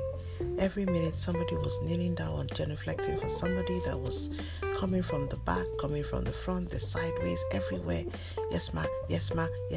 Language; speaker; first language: English; non-native, local second language; Yoruba